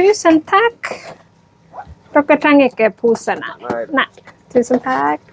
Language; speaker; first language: Norwegian; non-native, learner; Thai